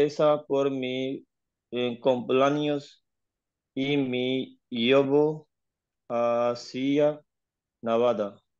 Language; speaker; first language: Spanish; non-native, learner; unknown